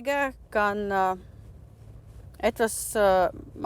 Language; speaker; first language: German; non-native, learner; Latvian